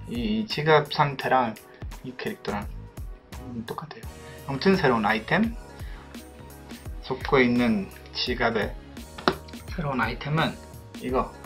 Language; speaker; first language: Korean; non-native, fluent; Polish